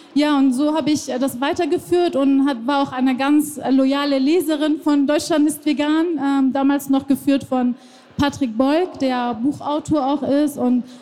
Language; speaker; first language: German; non-native, fluent; Persian